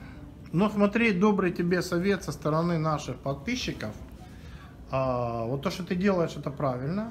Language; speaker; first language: Russian; native; Russian